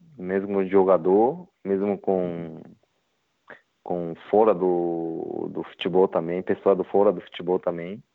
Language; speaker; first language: Portuguese; non-native, learner; Japanese